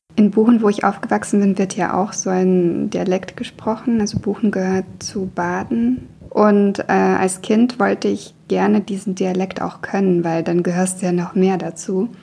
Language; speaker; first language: German; early bilingual, other home language; Russian